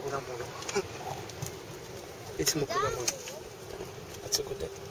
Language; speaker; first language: Japanese; non-native, learner; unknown